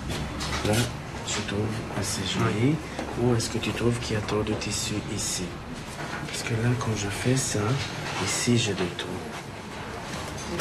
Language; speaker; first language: French; non-native, fluent; Hebrew